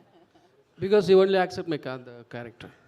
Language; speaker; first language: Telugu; non-native, learner; Tamil